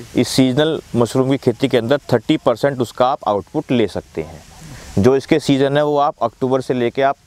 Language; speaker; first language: Hindi; native; Hindi